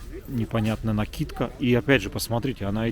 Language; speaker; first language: Russian; native; Russian